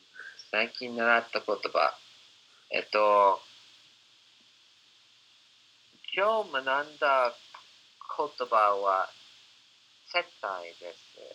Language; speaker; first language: Japanese; non-native, fluent; English